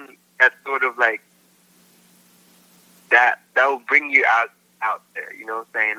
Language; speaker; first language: English; non-native, local second language; Filipino